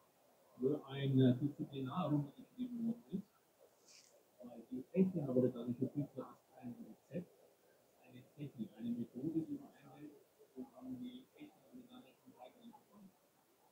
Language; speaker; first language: German; non-native, learner; Italian